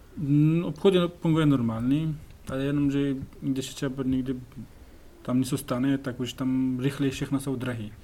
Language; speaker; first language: Czech; non-native, learner; Pashto